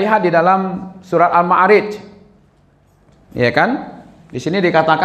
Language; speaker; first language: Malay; non-native, local second language; Minangkabau